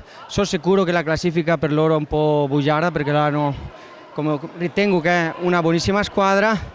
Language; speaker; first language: Italian; non-native, fluent; Spanish